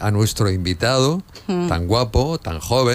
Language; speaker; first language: Spanish; native; Spanish